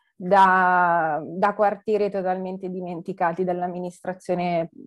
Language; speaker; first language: Italian; native; Italian